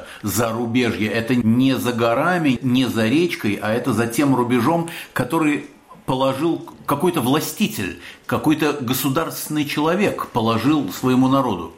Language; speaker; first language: Russian; native; Russian